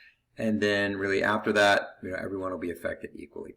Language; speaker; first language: English; native; English